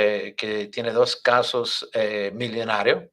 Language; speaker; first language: Spanish; non-native, fluent; English